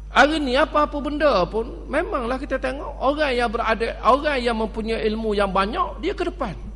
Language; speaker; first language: Malay; native; Malay